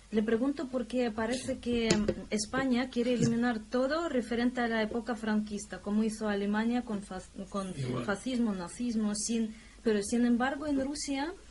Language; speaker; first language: Spanish; non-native, fluent; Russian